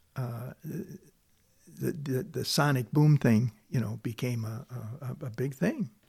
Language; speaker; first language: English; native; English